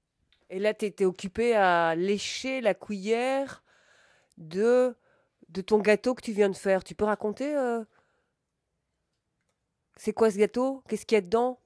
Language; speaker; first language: French; native; French